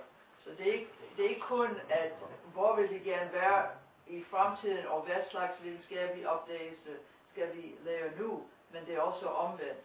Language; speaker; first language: Danish; non-native, fluent; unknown